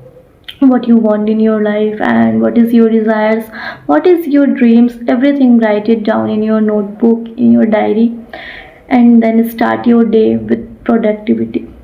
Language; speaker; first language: English; non-native, learner; Odia